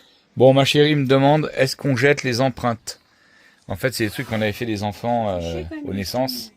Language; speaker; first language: French; native; French